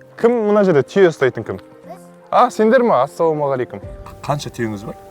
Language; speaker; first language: Kazakh; native; Kazakh